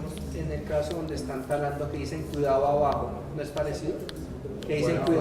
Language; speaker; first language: Spanish; native; Spanish